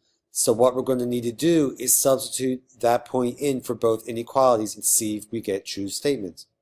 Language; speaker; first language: English; native; English